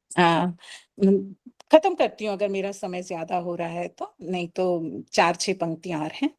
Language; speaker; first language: Hindi; native; Hindi